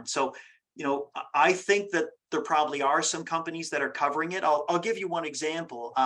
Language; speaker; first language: English; native; English